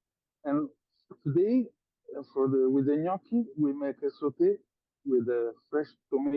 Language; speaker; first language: English; non-native, learner; Italian